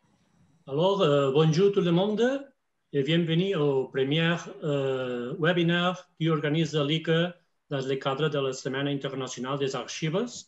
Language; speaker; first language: French; non-native, fluent; Spanish